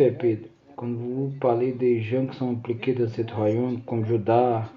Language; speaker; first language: French; non-native, learner; Portuguese